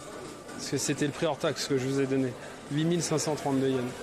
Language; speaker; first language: French; native; French